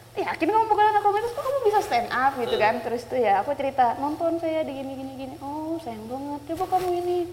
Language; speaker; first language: Indonesian; native; Indonesian